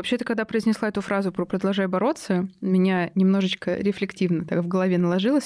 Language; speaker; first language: Russian; native; Russian